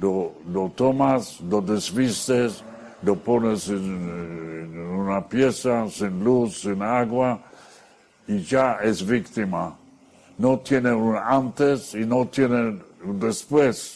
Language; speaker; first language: Spanish; non-native, fluent; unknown